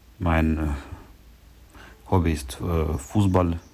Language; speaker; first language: German; non-native, learner; Ukrainian